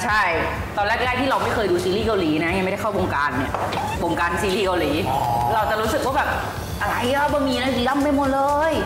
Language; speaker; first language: Thai; native; Thai